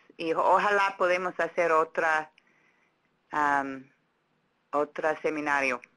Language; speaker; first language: Spanish; non-native, fluent; English